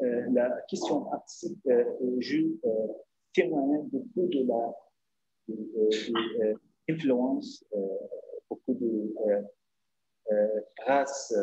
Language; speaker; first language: French; non-native, learner; Arabic